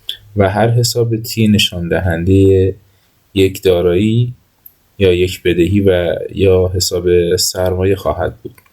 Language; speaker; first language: Persian; native; Persian